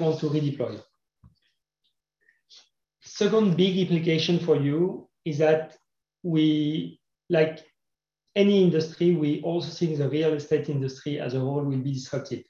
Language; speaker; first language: English; non-native, fluent; French